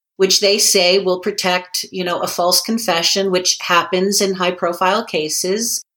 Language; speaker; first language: English; native; English